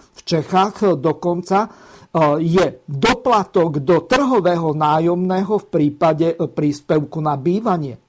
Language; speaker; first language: Slovak; native; Slovak